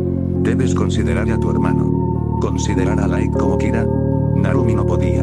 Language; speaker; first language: Spanish; native; Spanish